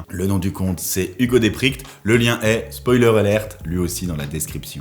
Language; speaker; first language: French; native; French